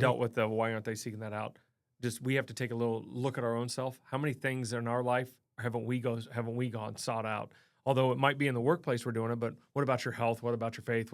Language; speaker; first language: English; native; English